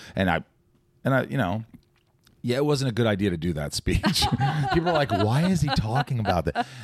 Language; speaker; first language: English; native; English